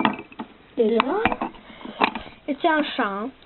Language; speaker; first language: French; native; French